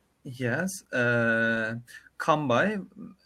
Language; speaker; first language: English; non-native, learner; Turkish